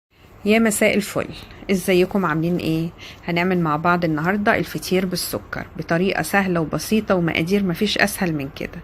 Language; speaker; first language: Arabic; native; Arabic